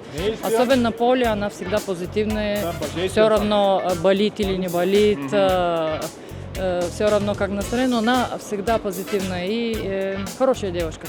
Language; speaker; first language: Russian; non-native, learner; Bulgarian